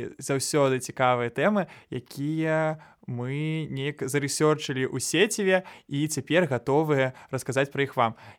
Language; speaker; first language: Belarusian; non-native, local second language; Russian